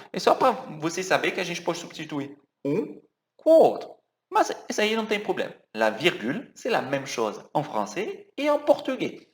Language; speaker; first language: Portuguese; non-native, fluent; French